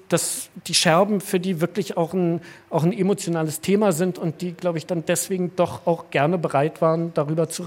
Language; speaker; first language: German; native; German